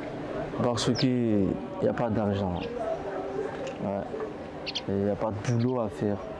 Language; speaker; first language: French; non-native, learner; Comorian